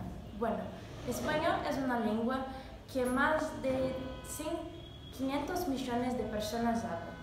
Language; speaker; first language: Spanish; non-native, fluent; Portuguese